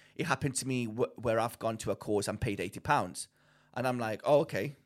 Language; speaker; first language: English; non-native, fluent; Greek